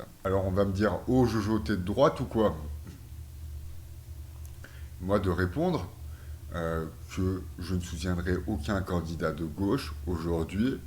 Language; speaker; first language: French; native; French